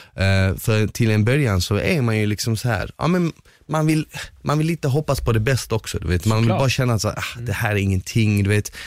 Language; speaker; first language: Swedish; early bilingual, other home language; Bosnian